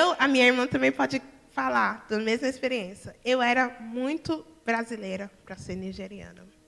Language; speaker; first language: Portuguese; early bilingual, heritage; Portuguese